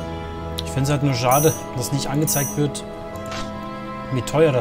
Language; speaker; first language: German; native; German